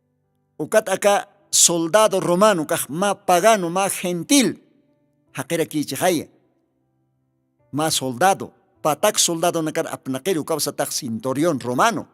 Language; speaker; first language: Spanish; non-native, local second language; Aymara